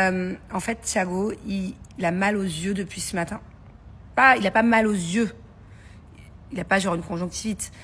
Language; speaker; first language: French; native; French